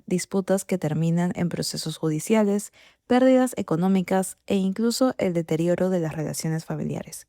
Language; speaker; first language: Spanish; native; Spanish